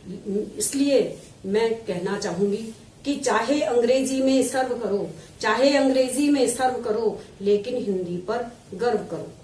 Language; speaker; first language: Hindi; native; Hindi